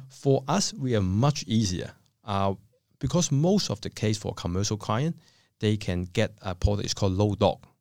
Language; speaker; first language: English; non-native, local second language; Cantonese